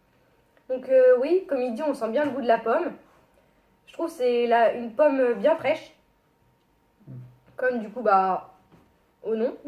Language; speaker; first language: French; native; French